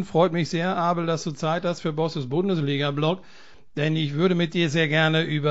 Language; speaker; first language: German; native; German